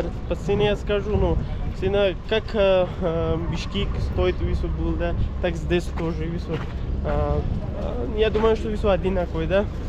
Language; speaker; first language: Russian; non-native, learner; Urdu